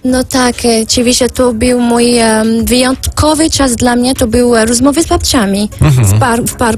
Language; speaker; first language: Polish; non-native, learner; Arabic